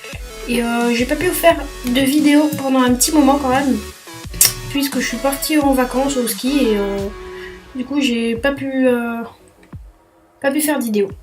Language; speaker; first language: French; native; French